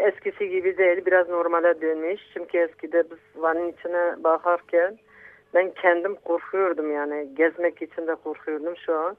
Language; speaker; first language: Turkish; non-native, local second language; Kurdish